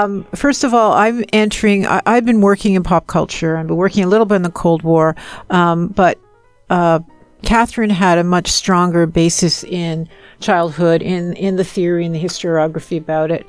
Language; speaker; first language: English; native; English